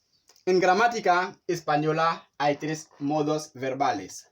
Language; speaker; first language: Spanish; non-native, fluent; Haitian Creole